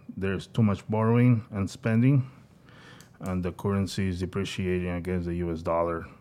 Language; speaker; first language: English; non-native, fluent; Spanish